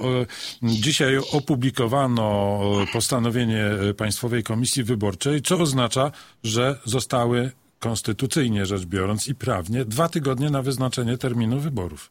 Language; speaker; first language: Polish; native; Polish